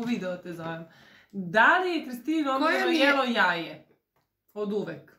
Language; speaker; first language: Croatian; native; Croatian